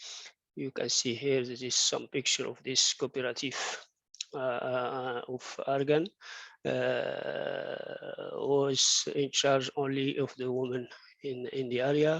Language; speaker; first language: English; non-native, fluent; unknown